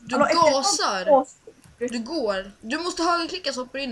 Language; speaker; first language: Swedish; native; Swedish